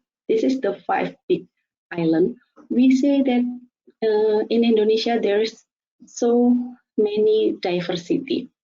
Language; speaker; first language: English; non-native, fluent; Indonesian